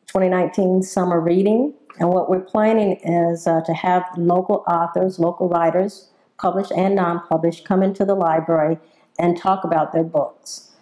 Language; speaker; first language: English; native; English